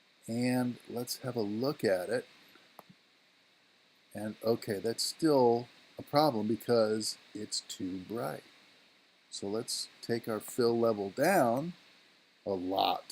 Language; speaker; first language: English; native; English